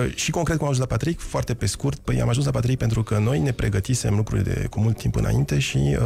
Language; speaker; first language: French; non-native, fluent; Romanian